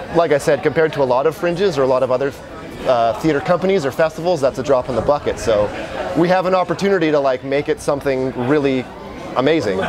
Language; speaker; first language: English; native; English